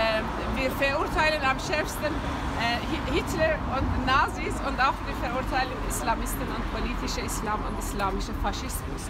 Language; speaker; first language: German; non-native, fluent; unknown